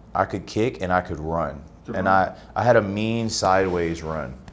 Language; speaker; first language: English; native; English